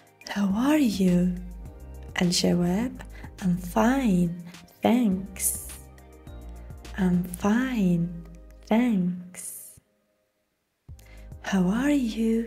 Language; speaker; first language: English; non-native, fluent; Arabic